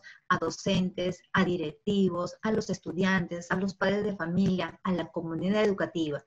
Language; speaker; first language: Spanish; native; Spanish